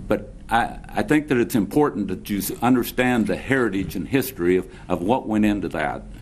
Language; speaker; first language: English; native; English